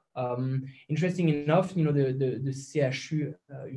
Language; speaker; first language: English; non-native, fluent; French